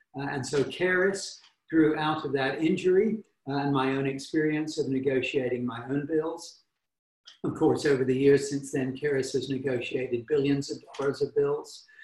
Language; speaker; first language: English; native; English